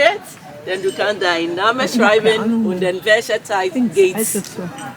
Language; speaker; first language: German; non-native, learner; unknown